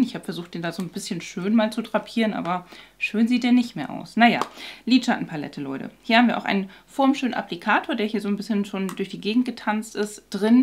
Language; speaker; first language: German; native; German